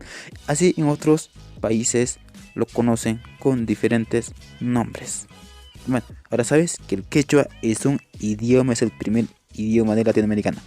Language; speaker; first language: Spanish; non-native, local second language; Quechua